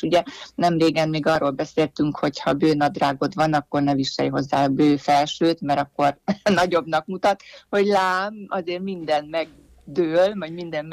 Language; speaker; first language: Hungarian; native; Hungarian